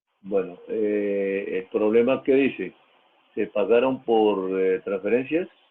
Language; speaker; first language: Spanish; native; Spanish